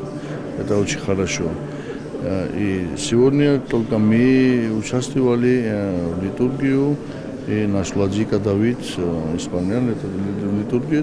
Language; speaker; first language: Russian; non-native, fluent; Georgian